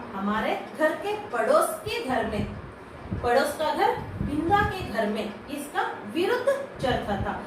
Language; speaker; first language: Hindi; non-native, local second language; Kannada